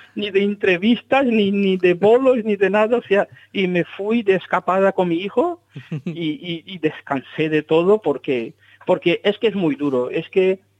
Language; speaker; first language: Spanish; early bilingual, other home language; Portuguese